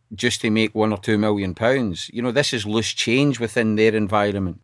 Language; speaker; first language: English; native; English